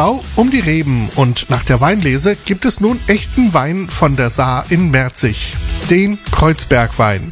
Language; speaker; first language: German; native; German